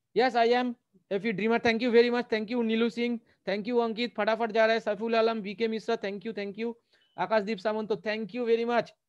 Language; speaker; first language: Hindi; non-native, local second language; Bangla